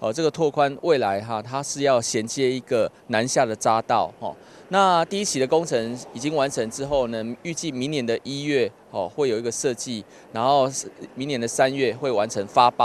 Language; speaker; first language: Chinese; native; Chinese